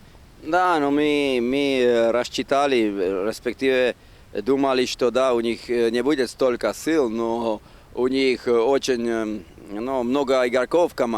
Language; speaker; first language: Russian; non-native, fluent; Slovak